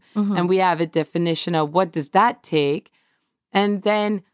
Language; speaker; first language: English; non-native, fluent; Swedish